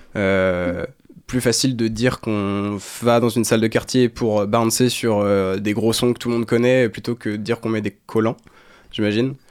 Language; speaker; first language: French; native; French